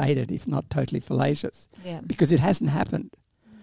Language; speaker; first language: English; early bilingual, other home language; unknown